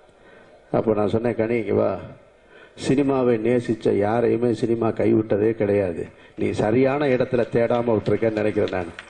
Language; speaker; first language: Tamil; native; Tamil